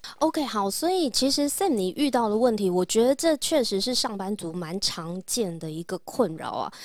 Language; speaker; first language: Chinese; native; Chinese